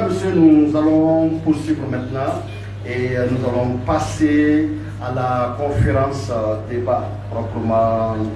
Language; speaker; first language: French; native; French